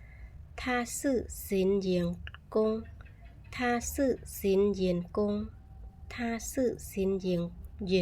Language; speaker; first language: Chinese; non-native, fluent; Khmer